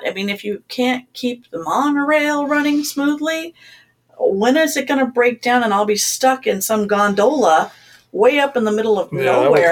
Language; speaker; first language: English; native; English